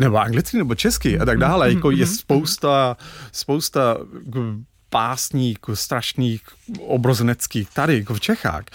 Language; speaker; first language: Czech; non-native, fluent; English